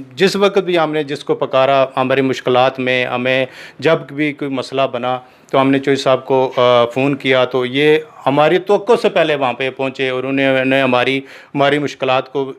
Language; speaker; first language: Urdu; non-native, local second language; Pahari-Potwari